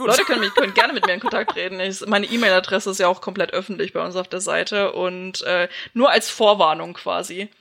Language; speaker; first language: German; native; German